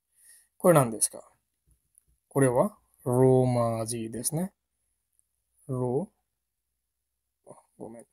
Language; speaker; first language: Japanese; non-native, learner; Bangla